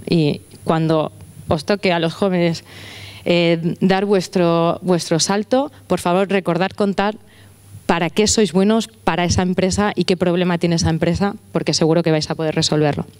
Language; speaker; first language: Spanish; native; Spanish